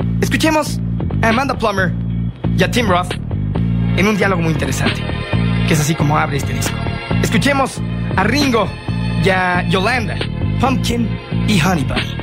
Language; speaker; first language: Spanish; native; Spanish